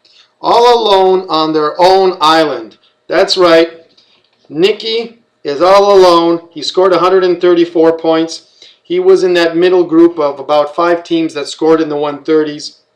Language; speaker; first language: English; native; English